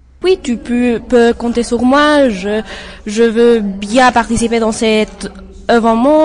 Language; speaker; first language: French; non-native, learner; English